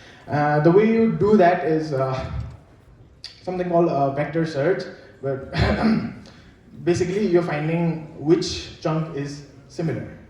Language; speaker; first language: English; non-native, local second language; Nepali